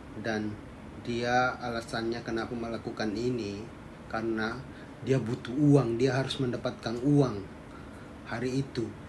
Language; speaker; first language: Indonesian; native; Indonesian